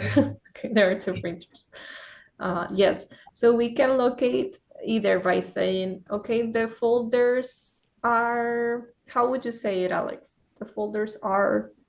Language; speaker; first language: English; non-native, fluent; Spanish